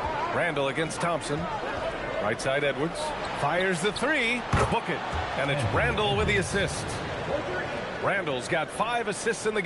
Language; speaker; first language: English; native; English